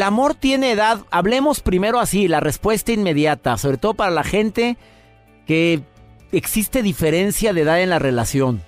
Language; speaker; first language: Spanish; native; Spanish